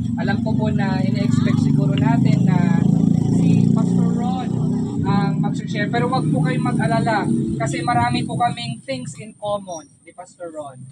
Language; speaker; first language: Filipino; non-native, local second language; Iloko